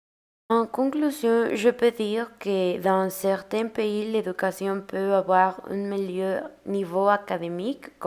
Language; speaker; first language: French; non-native, learner; Spanish